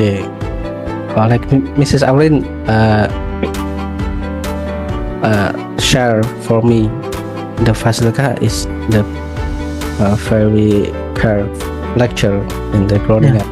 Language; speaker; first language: English; non-native, learner; Indonesian